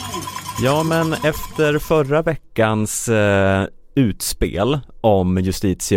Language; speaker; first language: Swedish; native; Swedish